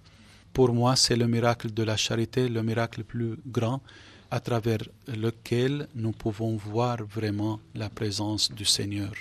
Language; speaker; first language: French; non-native, fluent; Arabic